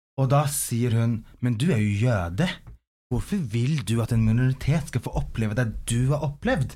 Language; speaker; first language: Norwegian; early bilingual, other home language; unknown